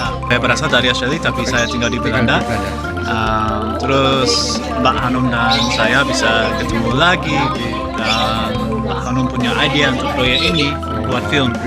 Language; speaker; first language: Indonesian; non-native, fluent; English